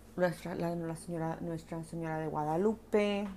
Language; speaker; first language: Spanish; early bilingual, other home language; English